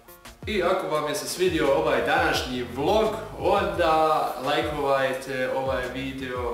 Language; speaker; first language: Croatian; early bilingual, heritage; Croatian